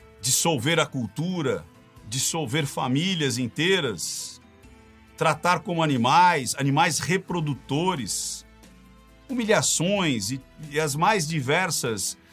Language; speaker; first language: Portuguese; native; Portuguese